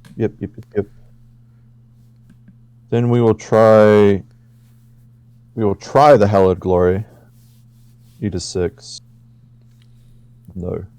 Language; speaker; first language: English; native; English